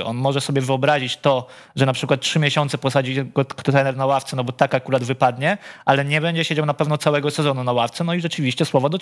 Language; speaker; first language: Polish; native; Polish